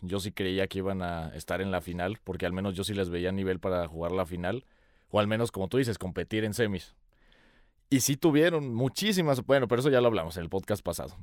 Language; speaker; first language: Spanish; native; Spanish